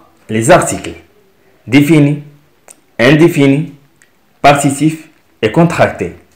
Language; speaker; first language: French; non-native, local second language; Arabic